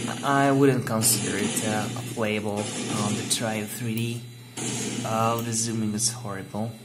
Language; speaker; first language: English; non-native, fluent; Hungarian